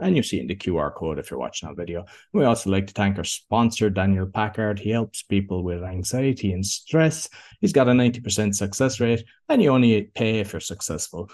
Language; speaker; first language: English; native; English